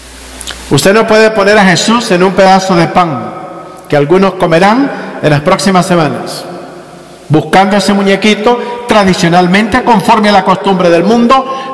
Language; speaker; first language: Spanish; native; Spanish